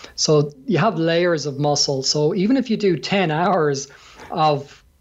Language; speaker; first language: English; native; English